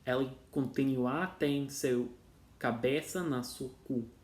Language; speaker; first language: Portuguese; non-native, learner; English